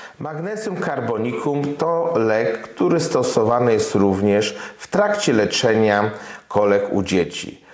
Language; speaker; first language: Polish; native; Polish